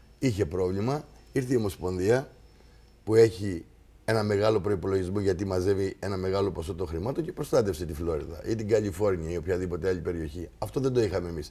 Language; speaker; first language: Greek; native; Greek